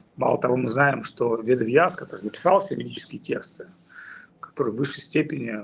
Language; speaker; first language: Russian; native; Russian